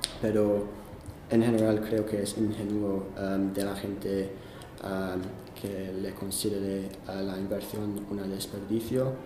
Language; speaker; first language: Spanish; non-native, fluent; English